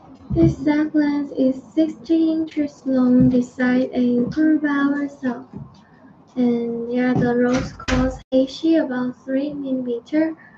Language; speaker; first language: English; non-native, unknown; Chinese